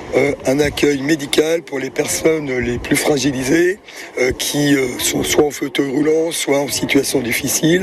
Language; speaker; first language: French; native; French